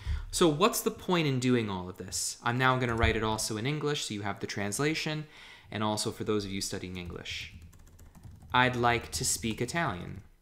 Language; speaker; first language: English; native; English